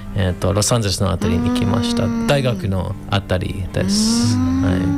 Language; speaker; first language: Japanese; non-native, fluent; English